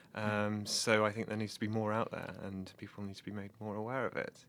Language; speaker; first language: English; native; English